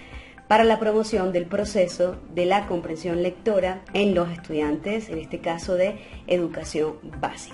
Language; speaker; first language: Spanish; native; Spanish